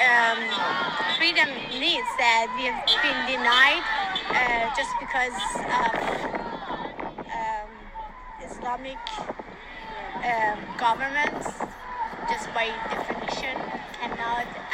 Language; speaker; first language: English; non-native, fluent; Persian